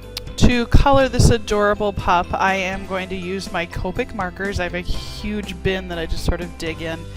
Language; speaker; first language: English; native; English